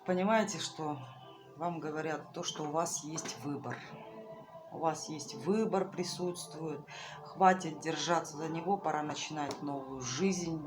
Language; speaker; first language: Russian; native; Russian